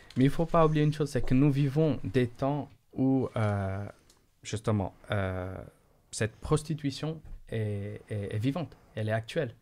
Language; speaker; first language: French; non-native, fluent; Portuguese